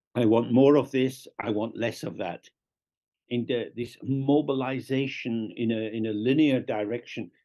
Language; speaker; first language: English; native; English